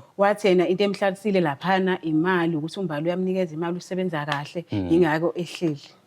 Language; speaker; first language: Zulu; native; Zulu